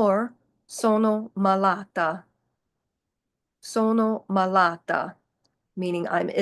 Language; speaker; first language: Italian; non-native, fluent; English